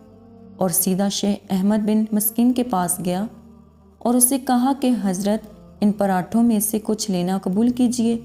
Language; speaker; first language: Urdu; native; Urdu